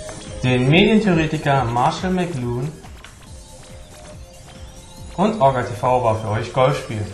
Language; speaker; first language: German; native; German